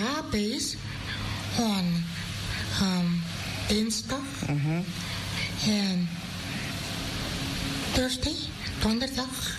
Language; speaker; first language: English; non-native, learner; Dutch